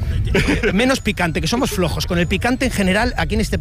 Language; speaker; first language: Spanish; native; Spanish